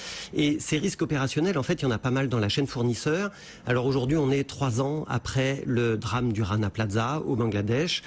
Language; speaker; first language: French; native; French